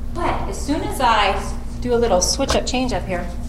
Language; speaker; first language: English; native; English